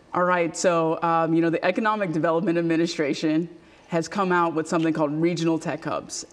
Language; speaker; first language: English; native; English